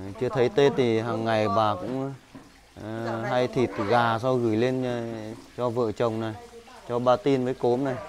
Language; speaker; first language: Vietnamese; native; Vietnamese